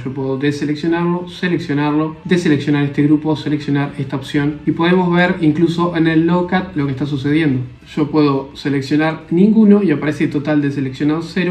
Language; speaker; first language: Spanish; native; Spanish